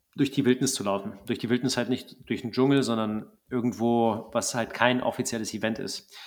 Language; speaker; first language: German; native; German